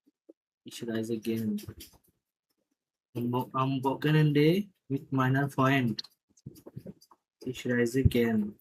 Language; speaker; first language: German; non-native, learner; Bangla